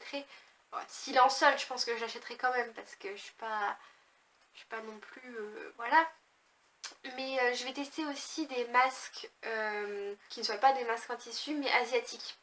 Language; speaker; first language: French; native; French